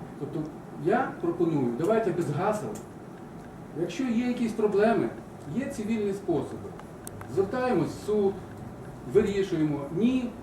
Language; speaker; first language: Ukrainian; native; Ukrainian